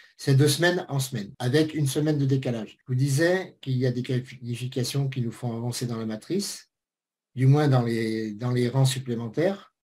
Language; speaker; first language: French; native; French